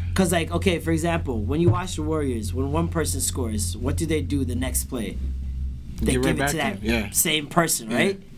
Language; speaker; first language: English; native; English